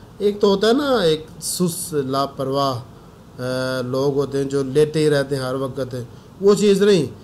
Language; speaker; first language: Urdu; non-native, local second language; Punjabi